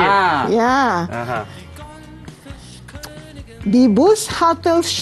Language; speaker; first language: German; non-native, fluent; Malay